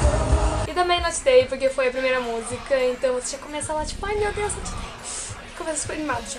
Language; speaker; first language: Portuguese; native; Portuguese